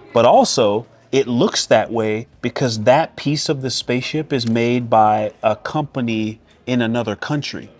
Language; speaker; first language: English; native; English